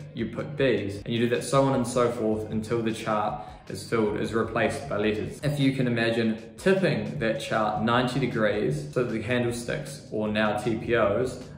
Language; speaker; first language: English; native; English